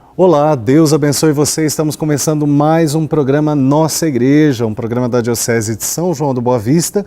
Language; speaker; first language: Portuguese; native; Portuguese